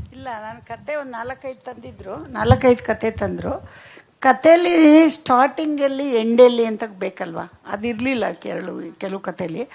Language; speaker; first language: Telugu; non-native, local second language; Kannada